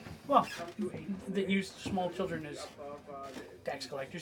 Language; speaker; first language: English; native; English